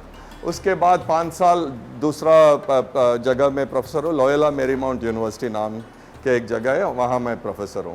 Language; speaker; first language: Hindi; non-native, local second language; Tamil